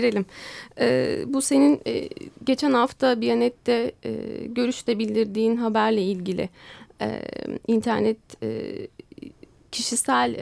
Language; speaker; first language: Turkish; native; Turkish